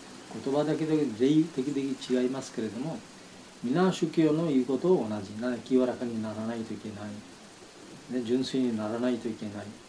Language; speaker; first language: Japanese; non-native, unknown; Bangla